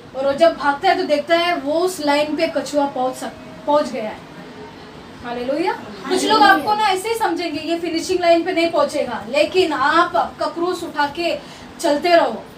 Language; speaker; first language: Hindi; non-native, local second language; Marathi